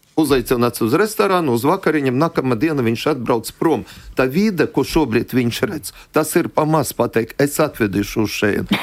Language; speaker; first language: Latvian; non-native, local second language; Russian